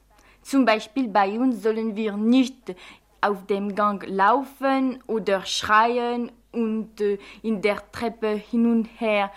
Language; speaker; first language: German; non-native, fluent; French